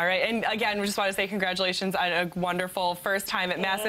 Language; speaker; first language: English; native; English